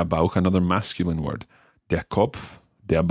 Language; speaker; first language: German; non-native, learner; English